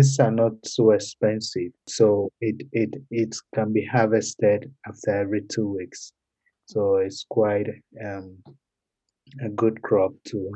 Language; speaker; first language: English; non-native, local second language; Ewe